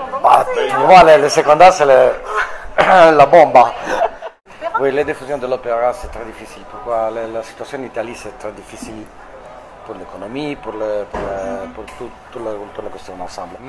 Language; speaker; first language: French; non-native, fluent; Italian